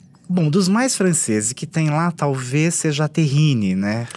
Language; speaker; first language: Portuguese; native; Portuguese